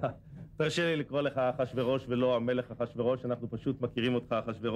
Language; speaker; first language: Hebrew; native; Hebrew